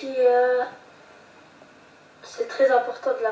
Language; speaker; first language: French; early bilingual, other home language; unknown